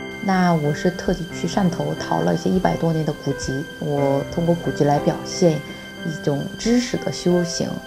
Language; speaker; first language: Chinese; non-native, fluent; Korean